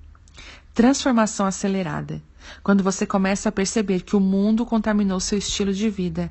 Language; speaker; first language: Portuguese; native; Portuguese